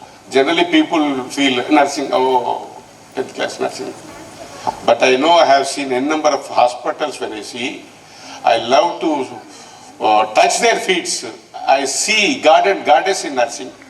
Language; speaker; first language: English; non-native, local second language; Telugu